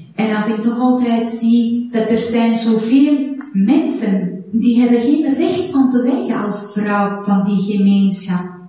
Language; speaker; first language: Dutch; non-native, fluent; Persian